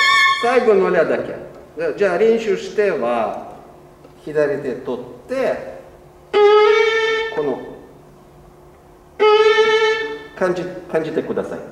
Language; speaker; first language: Japanese; non-native, learner; Russian